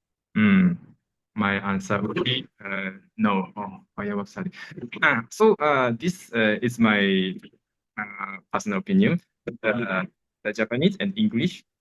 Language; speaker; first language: English; non-native, learner; Japanese